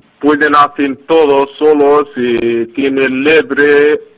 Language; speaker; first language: Spanish; non-native, learner; Arabic